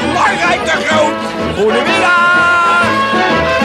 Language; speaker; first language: Dutch; native; Dutch